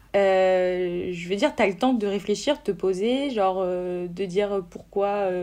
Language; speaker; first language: French; native; French